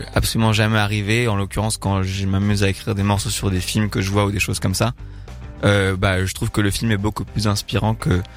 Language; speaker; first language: French; native; French